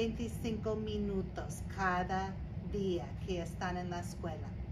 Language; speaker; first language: Spanish; non-native, learner; English